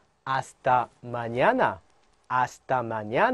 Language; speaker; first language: Spanish; non-native, fluent; Korean